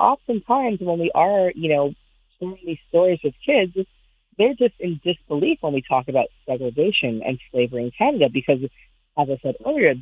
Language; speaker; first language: English; native; English